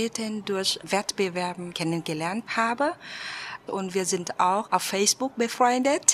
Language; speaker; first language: German; non-native, fluent; Vietnamese